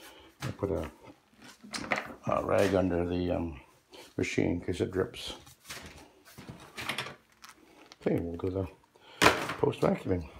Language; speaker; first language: English; native; English